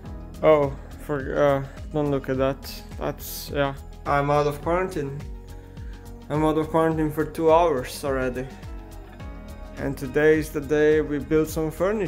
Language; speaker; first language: English; non-native, fluent; Slovenian